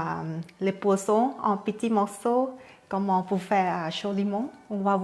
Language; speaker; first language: French; non-native, learner; Thai